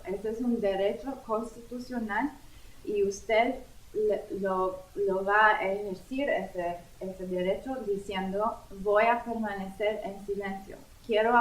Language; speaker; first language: Spanish; non-native, fluent; English